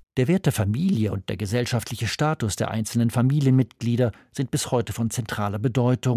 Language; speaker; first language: German; native; German